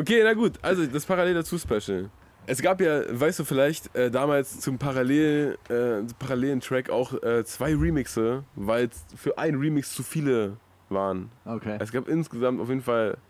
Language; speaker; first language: German; native; German